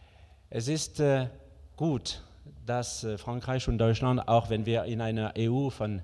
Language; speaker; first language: German; non-native, fluent; French